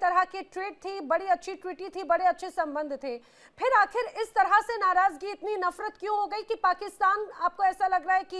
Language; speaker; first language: Hindi; native; Hindi